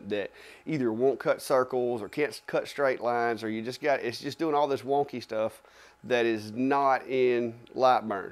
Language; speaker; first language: English; native; English